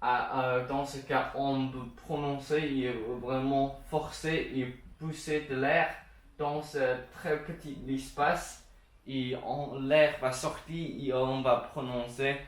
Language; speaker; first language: French; non-native, learner; Chinese